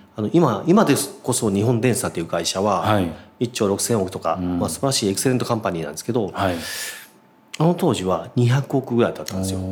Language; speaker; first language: Japanese; native; Japanese